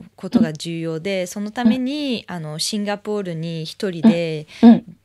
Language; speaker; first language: Japanese; non-native, fluent; French